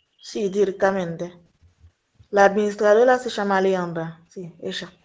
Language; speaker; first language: Spanish; non-native, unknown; Haitian Creole